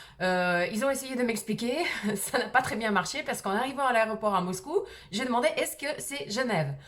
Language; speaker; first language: French; early bilingual, other home language; Russian